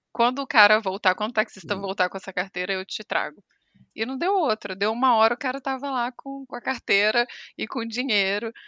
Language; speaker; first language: Portuguese; native; Portuguese